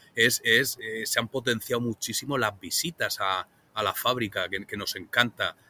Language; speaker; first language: Spanish; native; Spanish